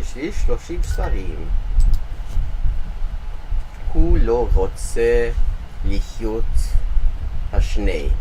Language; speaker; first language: Hebrew; non-native, learner; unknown